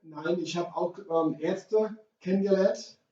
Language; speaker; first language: German; non-native, fluent; English